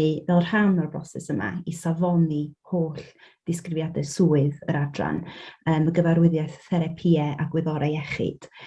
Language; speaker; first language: Welsh; native; Welsh